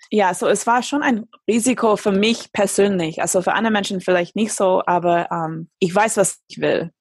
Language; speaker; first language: German; non-native, fluent; English